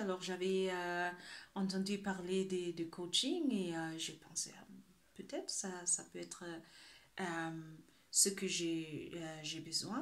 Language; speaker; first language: French; non-native, fluent; Spanish